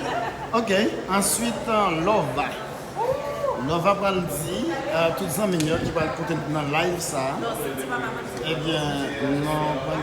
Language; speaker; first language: French; non-native, learner; Haitian Creole